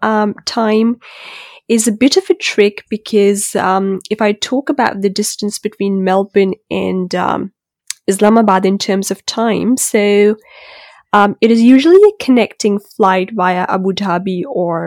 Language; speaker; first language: English; non-native, local second language; Urdu